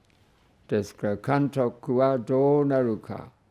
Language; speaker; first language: Japanese; non-native, fluent; English